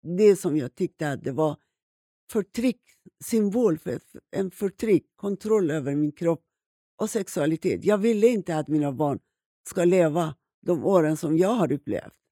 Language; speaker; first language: Swedish; non-native, fluent; Persian